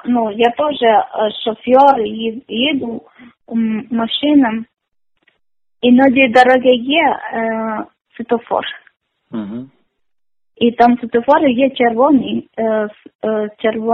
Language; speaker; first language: Ukrainian; non-native, learner; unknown